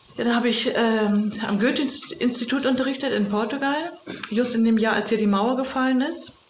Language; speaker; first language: German; native; German